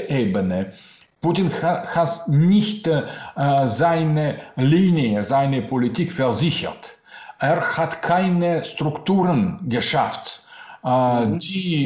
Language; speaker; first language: German; non-native, learner; Russian